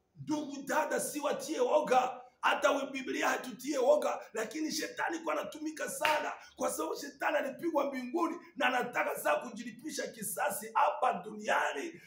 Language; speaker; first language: Swahili; non-native, local second language; Kinyarwanda